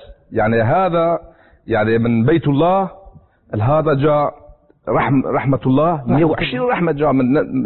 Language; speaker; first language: Arabic; non-native, learner; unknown